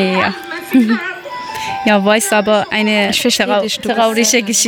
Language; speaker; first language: German; non-native, learner; Persian